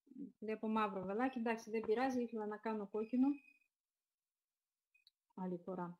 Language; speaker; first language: Greek; non-native, fluent; Russian